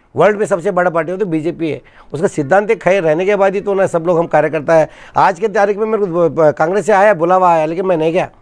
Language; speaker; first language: Hindi; non-native, local second language; Kannada